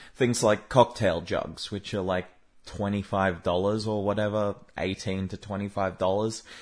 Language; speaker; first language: English; native; English